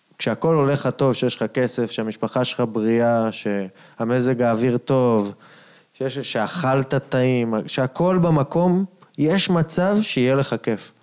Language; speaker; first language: Hebrew; native; Hebrew